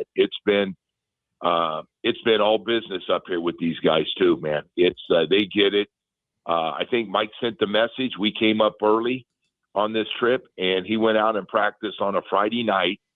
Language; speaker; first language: English; native; English